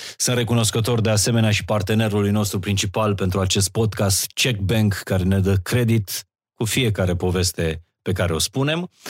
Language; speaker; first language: Romanian; native; Romanian